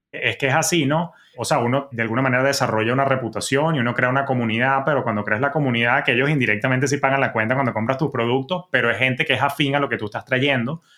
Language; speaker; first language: Spanish; native; Spanish